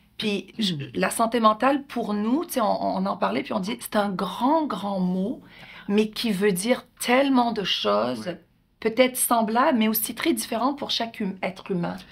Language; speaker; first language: French; native; French